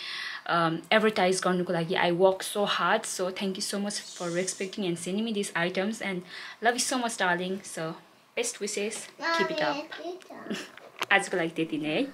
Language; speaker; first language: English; non-native, fluent; Nepali